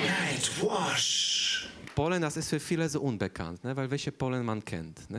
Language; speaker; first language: German; early bilingual, other home language; Polish